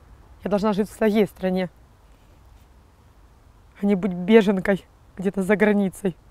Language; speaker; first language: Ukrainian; non-native, local second language; Russian